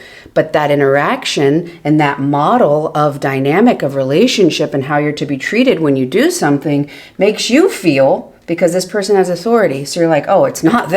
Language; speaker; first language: English; native; English